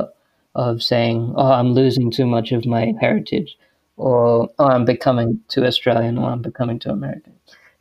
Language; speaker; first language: English; native; English